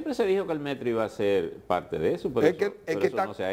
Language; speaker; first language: Spanish; native; Spanish